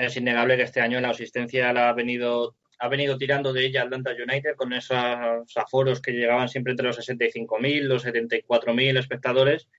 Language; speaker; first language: Spanish; native; Spanish